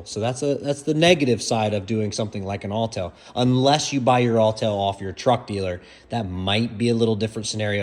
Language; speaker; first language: English; native; English